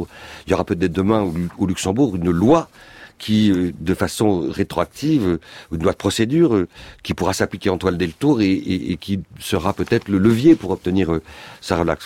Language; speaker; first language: French; native; French